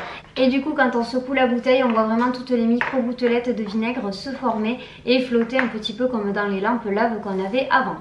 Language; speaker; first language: French; native; French